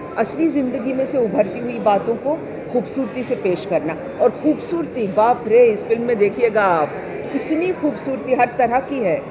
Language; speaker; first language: Hindi; non-native, local second language; Gujarati